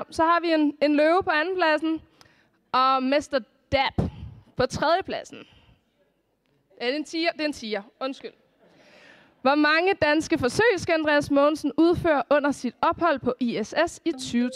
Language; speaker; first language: Danish; native; Danish